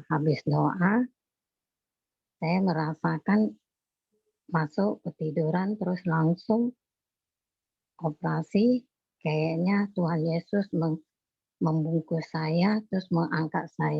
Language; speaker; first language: Indonesian; non-native, local second language; Chinese